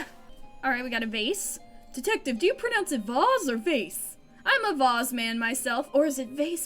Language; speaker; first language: English; native; English